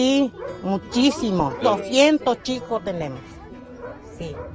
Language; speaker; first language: Spanish; non-native, local second language; Guarani